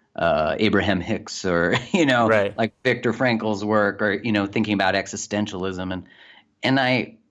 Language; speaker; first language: English; native; English